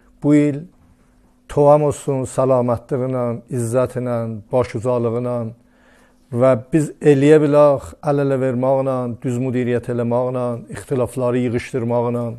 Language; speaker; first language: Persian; non-native, local second language; Azerbaijani